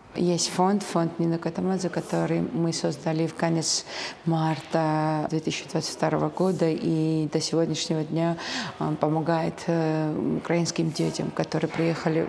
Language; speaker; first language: Russian; non-native, local second language; Georgian